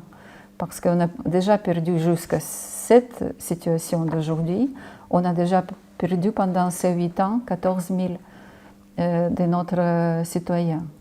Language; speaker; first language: French; non-native, fluent; Ukrainian